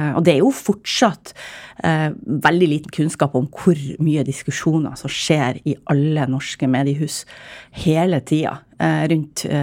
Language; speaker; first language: Norwegian; native; Norwegian